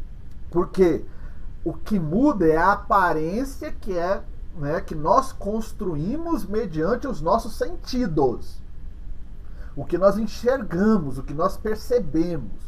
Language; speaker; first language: Portuguese; native; Portuguese